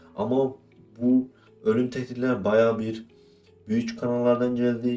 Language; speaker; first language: Turkish; non-native, fluent; Azerbaijani